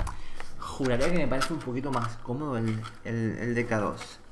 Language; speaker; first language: Spanish; native; Spanish